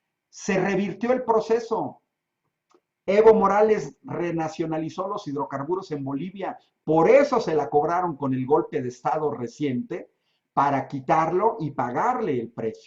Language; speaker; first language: Spanish; native; Spanish